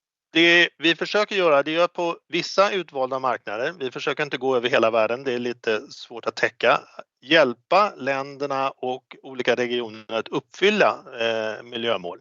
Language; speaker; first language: Swedish; native; Swedish